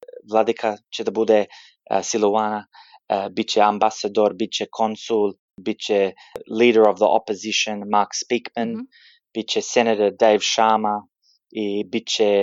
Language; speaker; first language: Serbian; early bilingual, heritage; Serbian